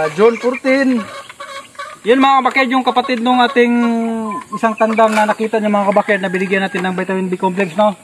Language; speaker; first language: Filipino; non-native, local second language; Cebuano